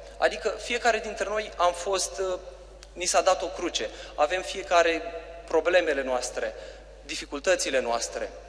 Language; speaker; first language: Romanian; native; Romanian